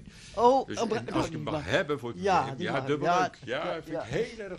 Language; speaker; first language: Dutch; native; Dutch